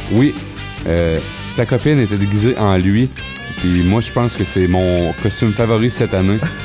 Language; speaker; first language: French; native; French